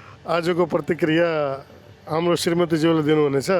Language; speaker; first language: Nepali; native; Nepali